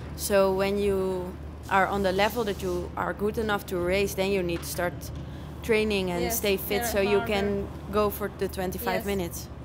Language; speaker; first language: English; non-native, fluent; Dutch